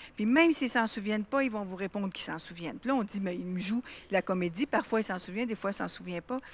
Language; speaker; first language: French; native; French